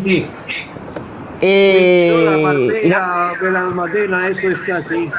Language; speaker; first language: Spanish; non-native, learner; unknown